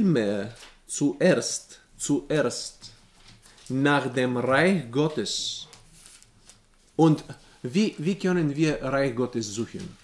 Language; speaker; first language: German; non-native, learner; Bulgarian